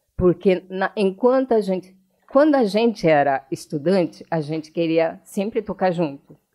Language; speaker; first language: Portuguese; non-native, fluent; Japanese